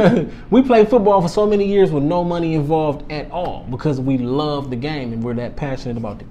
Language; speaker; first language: English; native; English